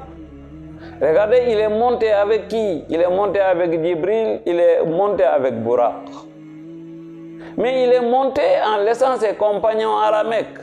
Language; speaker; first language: French; non-native, local second language; Wolof